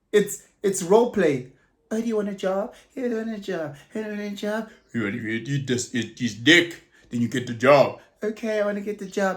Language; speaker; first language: English; non-native, local second language; Zulu